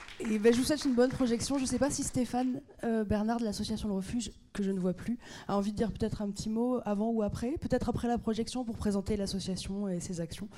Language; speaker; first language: French; native; French